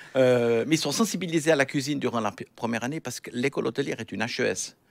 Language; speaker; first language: French; native; French